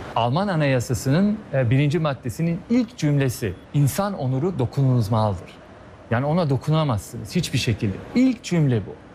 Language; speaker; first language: Turkish; early bilingual, heritage; Turkish